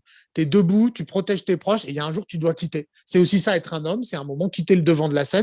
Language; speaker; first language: French; native; French